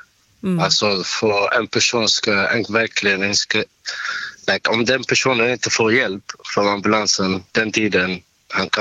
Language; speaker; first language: Swedish; non-native, learner; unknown